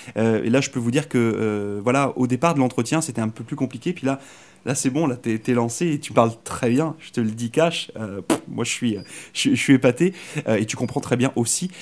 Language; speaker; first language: French; native; French